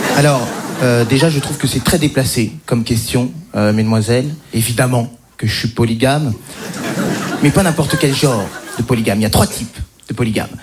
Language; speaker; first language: French; native; French